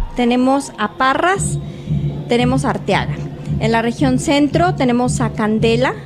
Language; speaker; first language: Spanish; native; Spanish